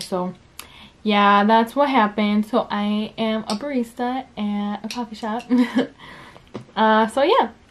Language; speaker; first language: English; early bilingual, other home language; Spanish